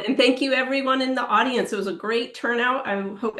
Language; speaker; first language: English; native; English